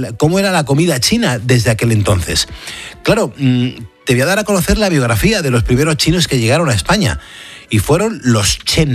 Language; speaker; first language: Spanish; native; Spanish